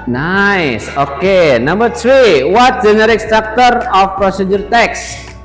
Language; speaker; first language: English; non-native, learner; Indonesian